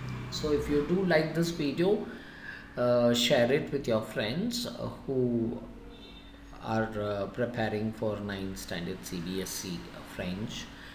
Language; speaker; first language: English; non-native, local second language; Tamil